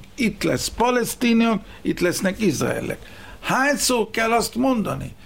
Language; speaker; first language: Hungarian; early bilingual, heritage; Hebrew